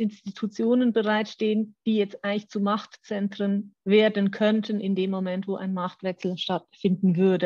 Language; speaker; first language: German; native; German